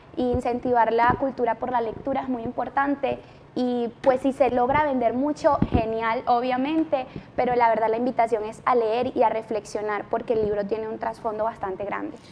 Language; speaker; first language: Spanish; native; Spanish